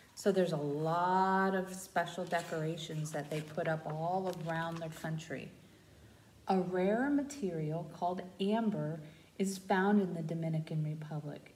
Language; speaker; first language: English; native; English